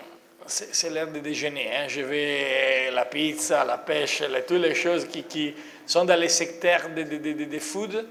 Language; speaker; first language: French; non-native, fluent; Italian